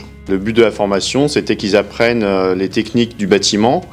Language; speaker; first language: French; native; French